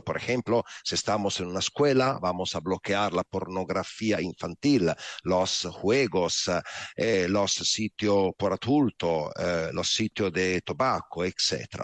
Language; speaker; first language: Spanish; non-native, learner; Italian